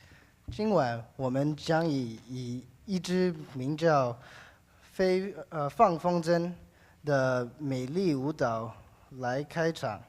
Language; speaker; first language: Chinese; early bilingual, heritage; English